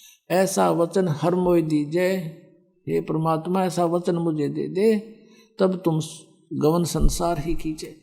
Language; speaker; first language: Hindi; native; Hindi